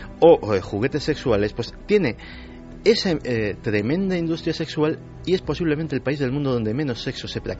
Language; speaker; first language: Spanish; native; Spanish